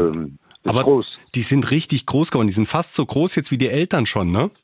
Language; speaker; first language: German; native; German